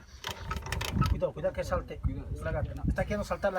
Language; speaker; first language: Spanish; native; Spanish